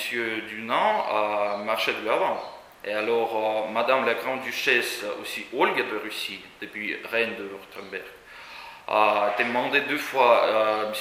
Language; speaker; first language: French; non-native, fluent; Russian